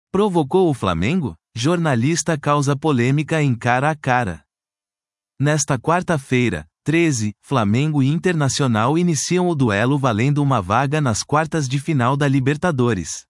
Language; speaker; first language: Portuguese; native; Portuguese